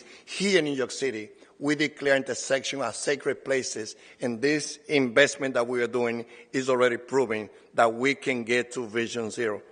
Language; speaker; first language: English; non-native, fluent; Spanish